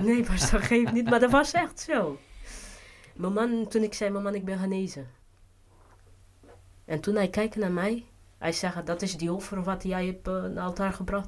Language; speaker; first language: Dutch; non-native, fluent; Portuguese